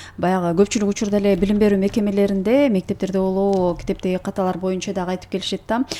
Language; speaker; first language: Kyrgyz; native; Kyrgyz